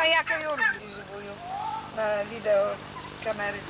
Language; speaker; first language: Polish; non-native, local second language; Belarusian